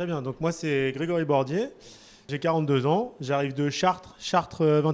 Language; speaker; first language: French; native; French